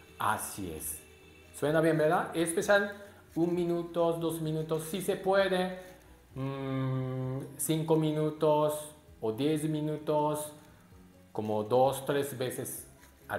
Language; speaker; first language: Spanish; non-native, learner; Japanese